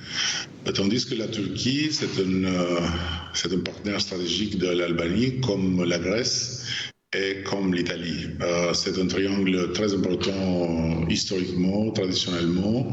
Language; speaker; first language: French; non-native, fluent; Albanian